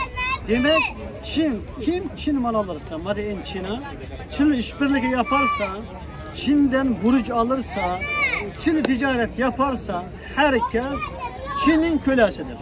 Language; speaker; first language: Turkish; non-native, fluent; Uyghur